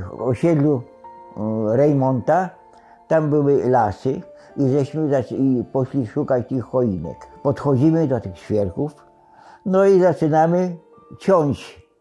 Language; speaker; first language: Polish; native; Polish